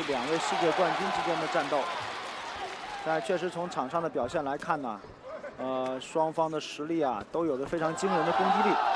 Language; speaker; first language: Chinese; native; Chinese